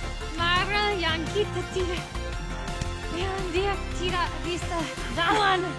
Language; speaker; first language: Indonesian; non-native, learner; English